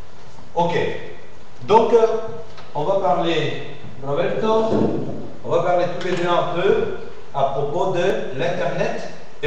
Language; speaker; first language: French; non-native, fluent; Spanish